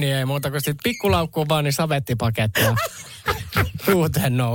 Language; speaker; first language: Finnish; native; Finnish